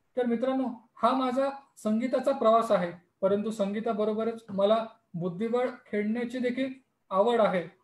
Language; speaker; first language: Marathi; non-native, local second language; Hindi